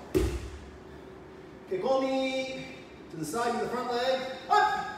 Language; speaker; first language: English; native; English